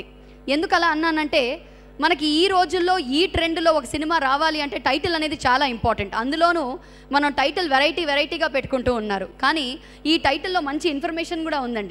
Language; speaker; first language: Telugu; native; Telugu